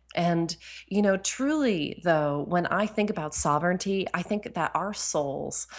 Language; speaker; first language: English; native; English